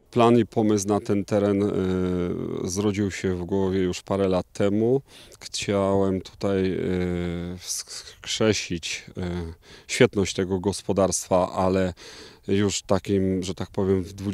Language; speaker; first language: Polish; native; Polish